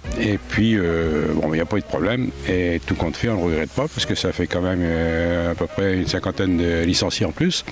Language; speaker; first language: French; native; French